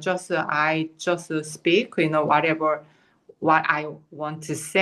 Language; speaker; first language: English; non-native, fluent; Korean